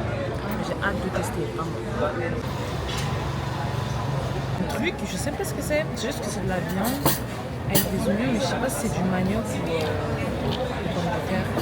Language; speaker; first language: French; native; French